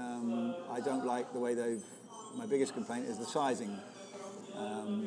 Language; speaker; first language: English; native; English